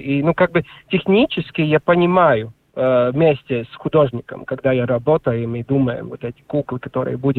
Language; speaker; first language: Russian; non-native, local second language; Latvian